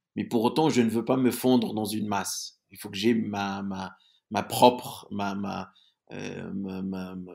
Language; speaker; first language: French; non-native, local second language; Arabic